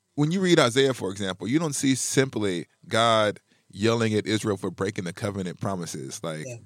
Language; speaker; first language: English; native; English